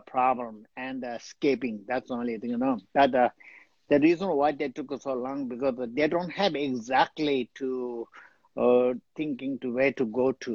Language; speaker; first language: English; non-native, local second language; Tibetan